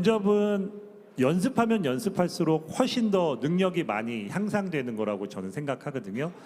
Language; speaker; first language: Korean; native; Korean